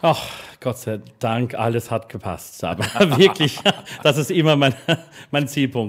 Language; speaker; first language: German; non-native, fluent; English